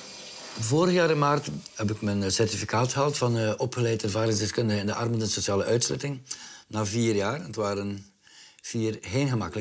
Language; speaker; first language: Dutch; native; Dutch